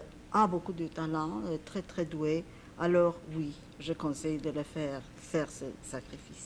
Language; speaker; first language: French; non-native, fluent; Polish